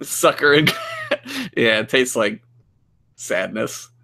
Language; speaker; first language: English; native; English